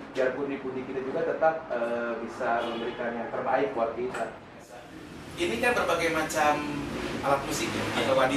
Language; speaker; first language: Indonesian; native; Indonesian